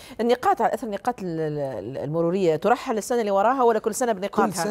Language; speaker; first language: Arabic; native; Arabic